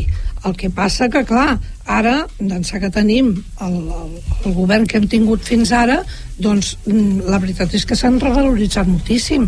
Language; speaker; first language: Catalan; native; Catalan